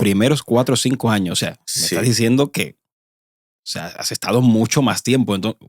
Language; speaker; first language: Spanish; native; Spanish